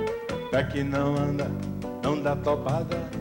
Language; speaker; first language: Portuguese; native; Portuguese